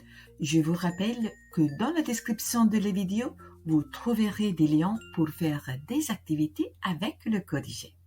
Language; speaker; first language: French; non-native, fluent; Italian